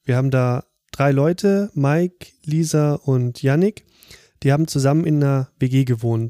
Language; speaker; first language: German; native; German